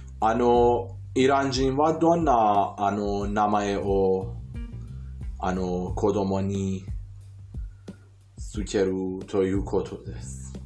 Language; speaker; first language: Japanese; non-native, fluent; Persian